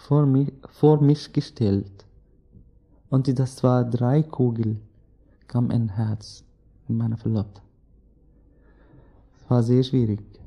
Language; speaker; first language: German; non-native, learner; Arabic